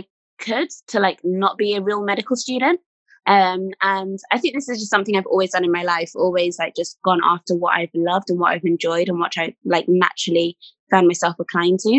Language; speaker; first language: English; native; English